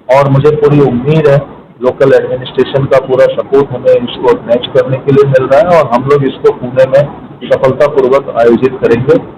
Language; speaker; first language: Hindi; native; Hindi